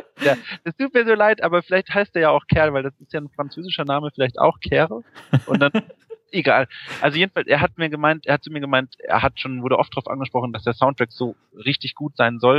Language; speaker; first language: German; native; German